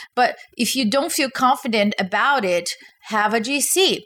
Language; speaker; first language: English; non-native, fluent; Portuguese